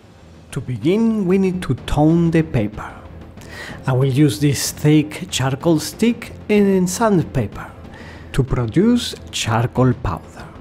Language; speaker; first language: English; non-native, fluent; Spanish